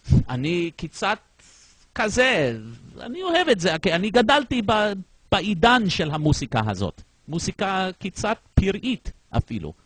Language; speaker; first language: Hebrew; non-native, fluent; English